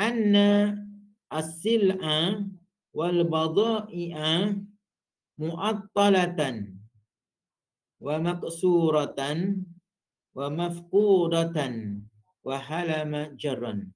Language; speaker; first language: Arabic; non-native, fluent; Malay